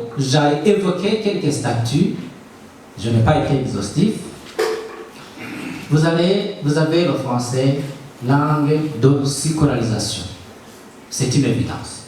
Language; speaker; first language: French; non-native, local second language; Rundi